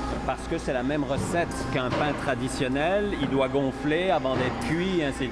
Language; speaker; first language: French; native; French